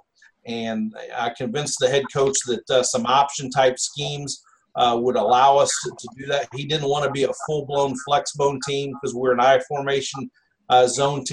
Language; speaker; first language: English; native; English